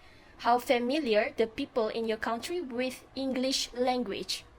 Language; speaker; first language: English; non-native, fluent; Malay